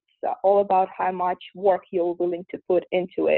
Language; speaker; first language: English; non-native, fluent; Russian